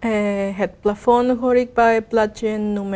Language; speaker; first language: Dutch; non-native, learner; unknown